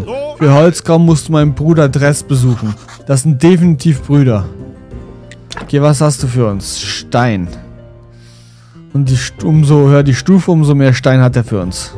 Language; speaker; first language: German; native; German